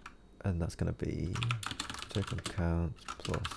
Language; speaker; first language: English; native; English